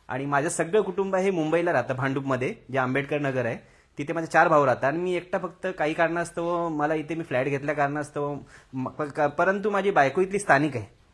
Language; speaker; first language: Marathi; native; Marathi